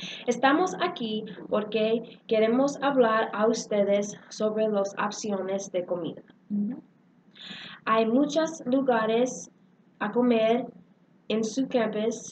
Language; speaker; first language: Spanish; non-native, learner; English